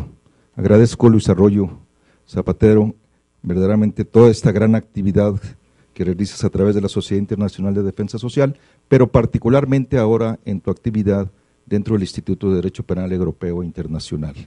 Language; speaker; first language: Spanish; native; Spanish